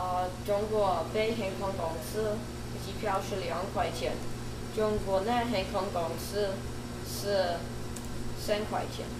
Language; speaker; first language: Chinese; non-native, learner; English